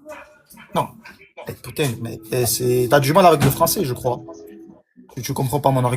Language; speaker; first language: French; native; French